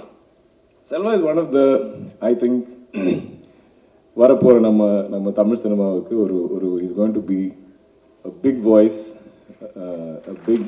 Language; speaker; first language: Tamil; non-native, local second language; Malayalam